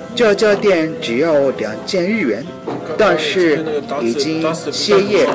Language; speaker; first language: Chinese; non-native, learner; Japanese